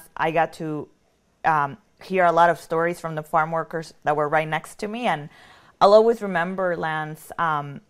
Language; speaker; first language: English; early bilingual, other home language; Spanish